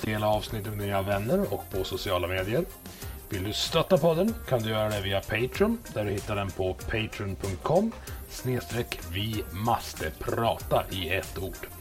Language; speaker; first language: Swedish; native; Swedish